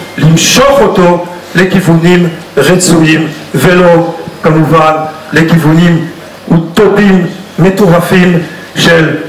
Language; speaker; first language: Hebrew; non-native, fluent; French